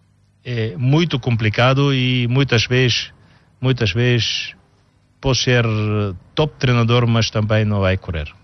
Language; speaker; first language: Portuguese; non-native, fluent; Bulgarian